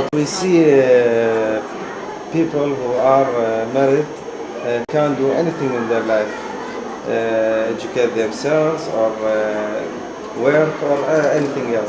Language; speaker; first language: English; non-native, learner; Arabic